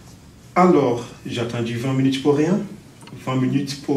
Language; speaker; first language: French; non-native, learner; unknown